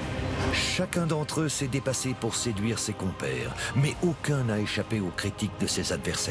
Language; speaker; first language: French; native; French